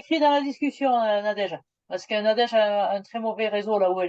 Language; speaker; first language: French; native; French